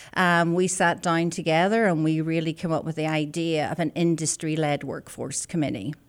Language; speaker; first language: English; native; English